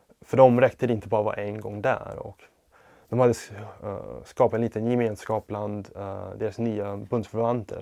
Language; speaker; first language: Swedish; non-native, fluent; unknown